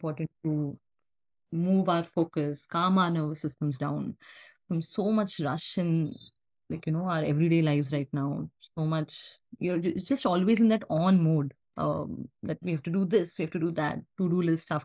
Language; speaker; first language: English; non-native, local second language; Hindi